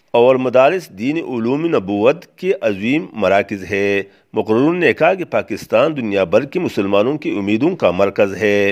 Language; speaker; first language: Urdu; non-native, local second language; Pashto